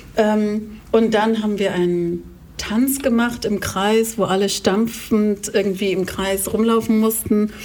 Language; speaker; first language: German; native; German